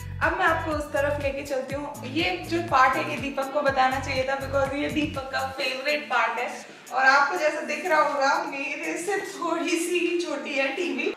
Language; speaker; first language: Hindi; native; Hindi